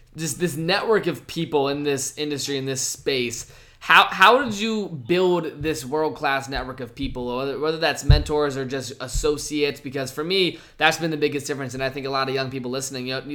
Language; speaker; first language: English; native; English